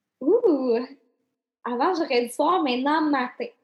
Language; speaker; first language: French; native; French